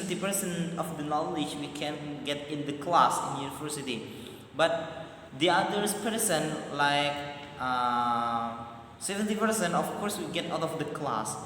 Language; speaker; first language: English; non-native, learner; Madurese